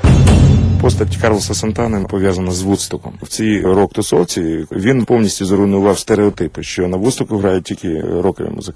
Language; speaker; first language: Ukrainian; native; Ukrainian